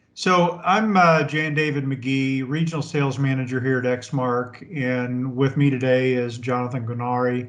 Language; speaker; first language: English; native; English